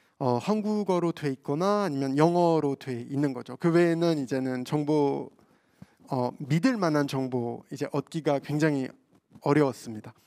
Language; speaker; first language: Korean; non-native, fluent; French